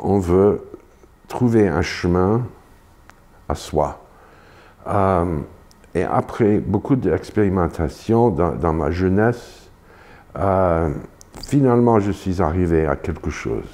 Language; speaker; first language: French; non-native, fluent; English